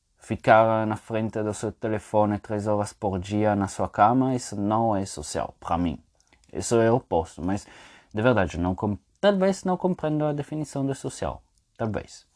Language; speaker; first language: Portuguese; non-native, fluent; French